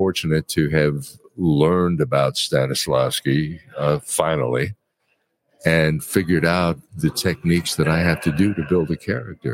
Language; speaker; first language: English; native; English